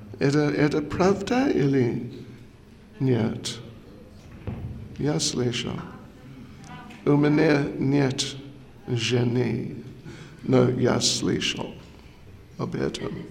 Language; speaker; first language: Russian; non-native, learner; English